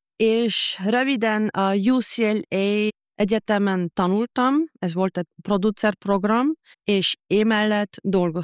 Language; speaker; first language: Hungarian; non-native, fluent; Japanese